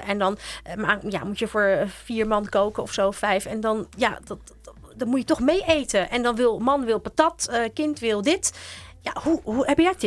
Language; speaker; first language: Dutch; native; Dutch